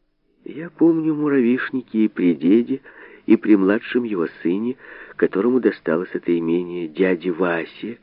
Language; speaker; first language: Russian; native; Russian